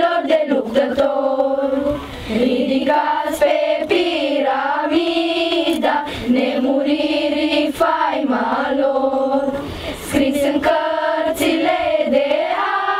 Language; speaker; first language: Romanian; native; Romanian